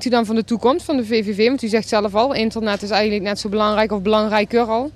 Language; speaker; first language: Dutch; native; Dutch